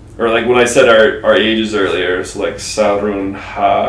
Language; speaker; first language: English; native; English